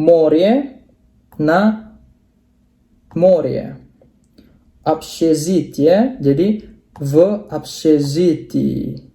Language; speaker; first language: Russian; non-native, fluent; Indonesian